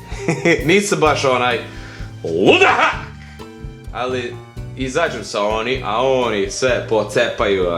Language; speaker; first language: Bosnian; early bilingual, heritage; English